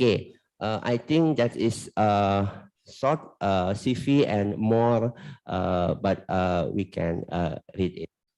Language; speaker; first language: English; non-native, learner; Indonesian